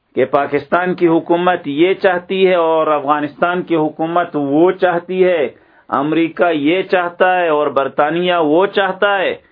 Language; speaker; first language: Urdu; native; Urdu